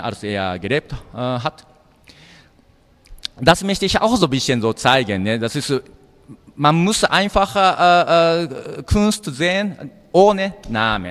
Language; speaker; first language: German; non-native, learner; Japanese